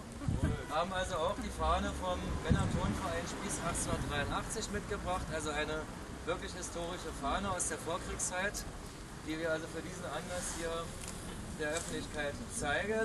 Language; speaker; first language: German; native; German